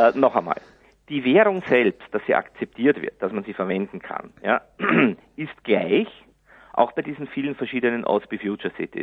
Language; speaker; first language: German; native; German